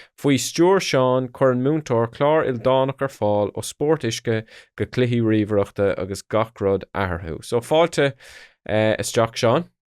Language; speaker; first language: Irish; non-native, local second language; English